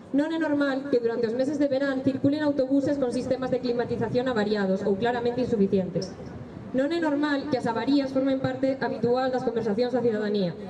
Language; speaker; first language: Galician; native; Galician